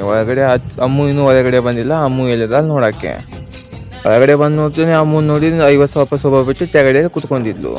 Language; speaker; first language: Kannada; native; Kannada